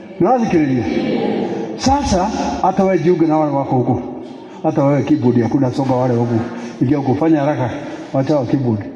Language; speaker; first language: Swahili; non-native, local second language; Kikuyu